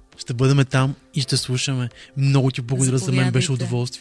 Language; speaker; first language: Bulgarian; native; Bulgarian